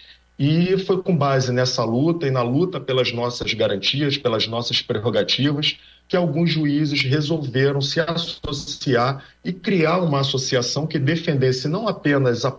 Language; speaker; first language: Portuguese; native; Portuguese